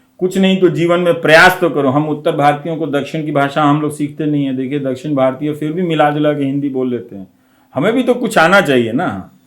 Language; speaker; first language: Hindi; non-native, local second language; Bhojpuri